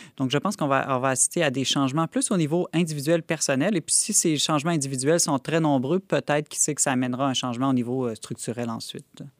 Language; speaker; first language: French; native; French